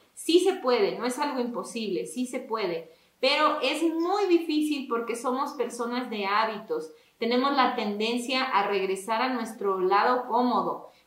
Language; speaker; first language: Spanish; native; Spanish